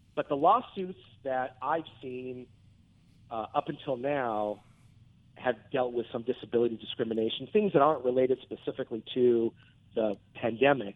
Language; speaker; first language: English; native; English